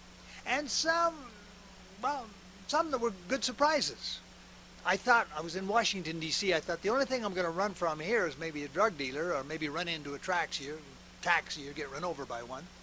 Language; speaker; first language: English; native; English